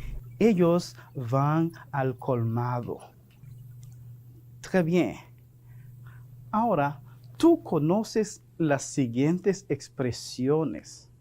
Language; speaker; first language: Spanish; non-native, fluent; French